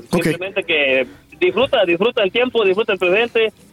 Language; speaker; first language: Spanish; native; Spanish